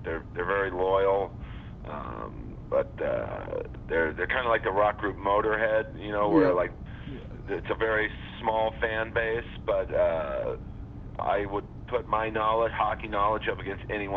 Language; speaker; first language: English; native; English